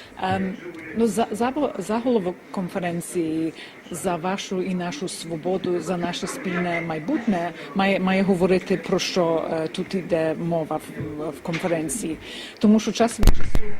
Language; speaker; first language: Ukrainian; early bilingual, heritage; Ukrainian